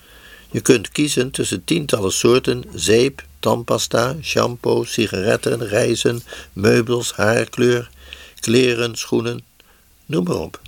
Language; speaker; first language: Dutch; native; Dutch